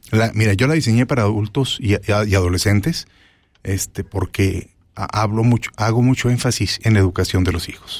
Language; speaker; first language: Spanish; native; Spanish